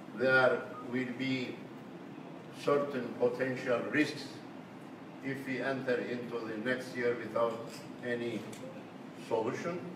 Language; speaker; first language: English; non-native, fluent; Turkish